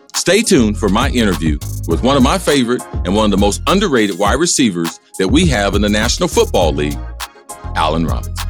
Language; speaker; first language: English; native; English